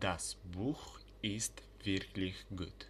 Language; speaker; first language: German; non-native, fluent; Uzbek